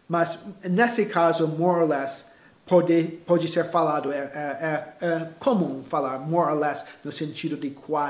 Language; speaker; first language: Portuguese; non-native, fluent; English